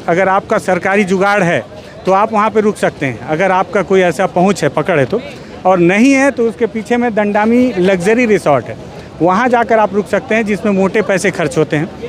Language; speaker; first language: Hindi; native; Hindi